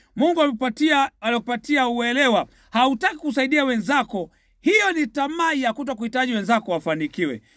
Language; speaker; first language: Swahili; native; Swahili